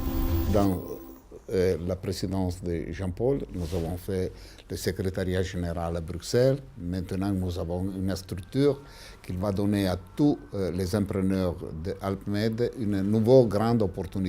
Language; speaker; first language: French; non-native, fluent; Italian